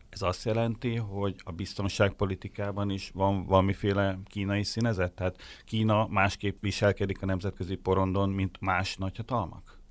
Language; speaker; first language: Hungarian; native; Hungarian